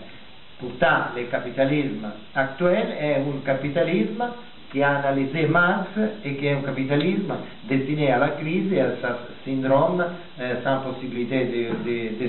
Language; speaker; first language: French; non-native, fluent; Italian